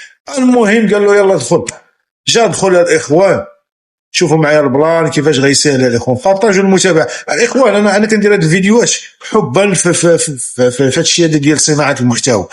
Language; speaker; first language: Arabic; native; Arabic